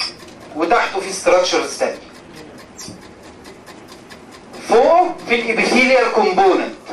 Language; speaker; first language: Arabic; native; Arabic